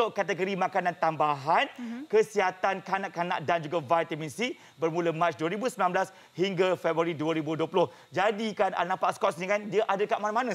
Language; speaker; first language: Malay; native; Malay